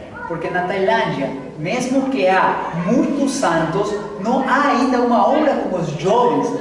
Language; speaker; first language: Portuguese; non-native, fluent; Spanish